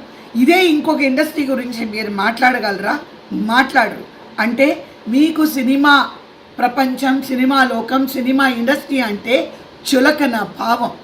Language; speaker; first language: Telugu; native; Telugu